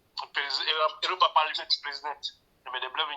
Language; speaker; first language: Swedish; non-native, learner; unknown